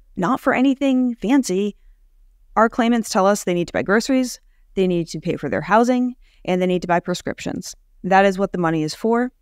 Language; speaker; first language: English; native; English